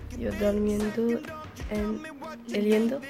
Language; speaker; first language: Spanish; non-native, learner; French